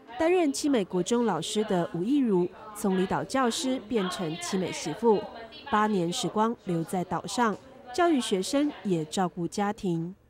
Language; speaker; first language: Chinese; native; Chinese